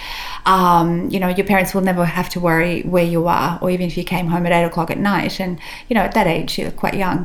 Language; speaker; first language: English; early bilingual, other home language; Macedonian